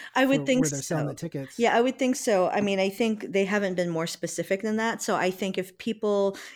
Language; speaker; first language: English; native; English